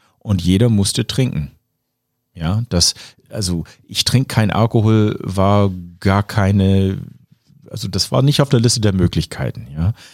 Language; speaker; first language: German; non-native, fluent; English